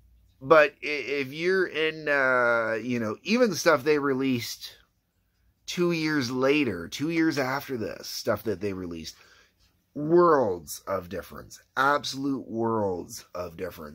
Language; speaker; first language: English; native; English